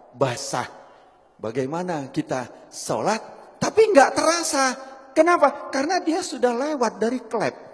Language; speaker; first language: Indonesian; non-native, local second language; Javanese